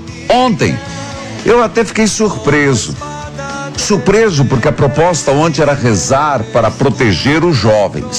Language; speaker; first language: Portuguese; native; Portuguese